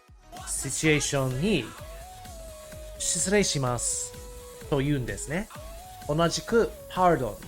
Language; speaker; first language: Japanese; non-native, learner; English